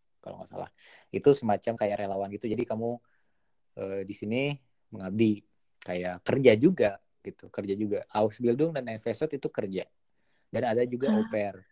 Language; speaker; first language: Indonesian; native; Indonesian